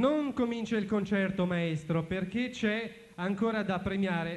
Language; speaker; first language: Italian; native; Italian